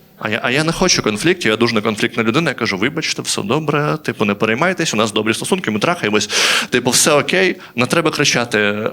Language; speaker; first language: Ukrainian; native; Ukrainian